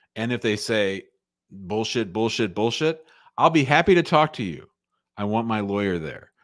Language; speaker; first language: English; native; English